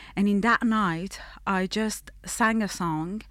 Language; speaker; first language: English; non-native, fluent; Persian